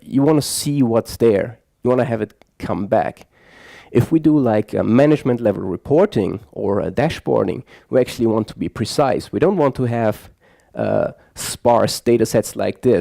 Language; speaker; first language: English; non-native, fluent; German